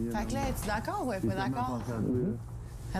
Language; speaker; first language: French; native; French